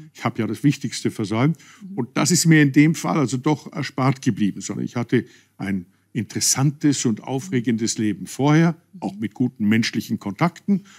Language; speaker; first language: German; native; German